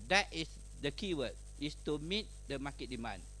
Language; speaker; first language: English; non-native, local second language; Malay